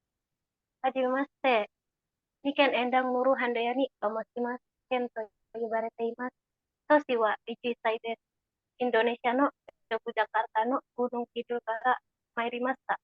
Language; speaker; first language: Japanese; non-native, learner; Indonesian